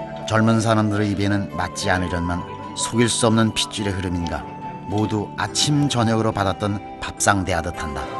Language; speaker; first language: Korean; native; Korean